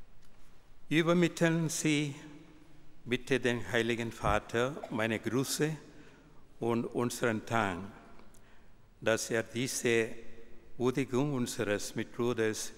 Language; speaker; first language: German; non-native, fluent; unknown